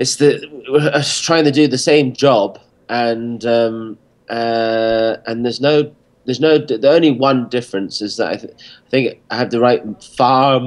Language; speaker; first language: English; native; English